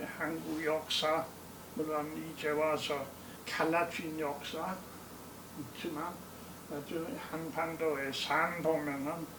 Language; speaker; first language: Korean; non-native, learner; English